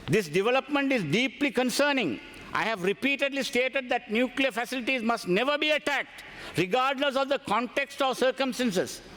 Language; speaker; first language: English; non-native, local second language; Sinhala